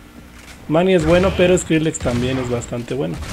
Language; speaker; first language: Spanish; native; Spanish